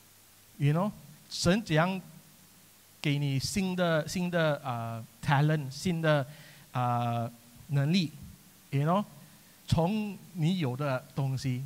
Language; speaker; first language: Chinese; non-native, local second language; English